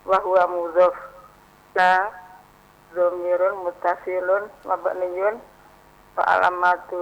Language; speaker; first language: Arabic; non-native, learner; Indonesian